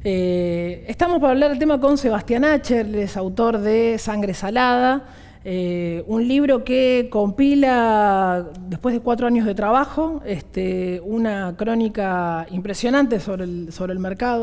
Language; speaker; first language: Spanish; native; Spanish